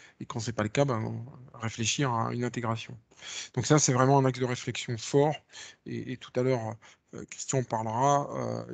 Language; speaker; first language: French; native; French